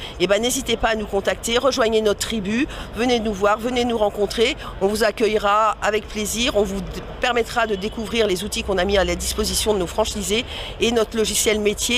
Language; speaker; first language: French; native; French